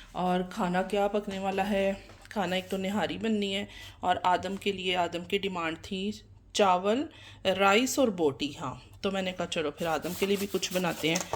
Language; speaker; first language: Urdu; non-native, local second language; Punjabi